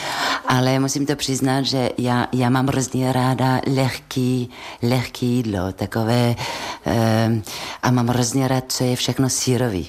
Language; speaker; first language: Czech; non-native, fluent; French